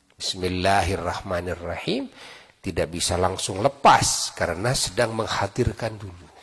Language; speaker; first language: Indonesian; non-native, local second language; Sundanese